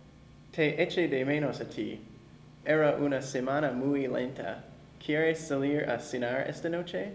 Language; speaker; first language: Spanish; non-native, learner; English